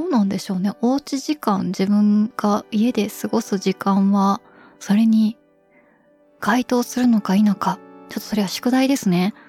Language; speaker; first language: Japanese; early bilingual, heritage; Japanese